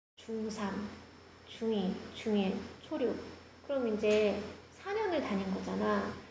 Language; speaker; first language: Korean; native; Korean